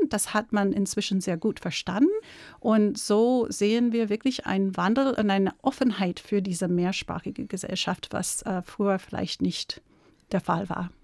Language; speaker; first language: German; non-native, fluent; English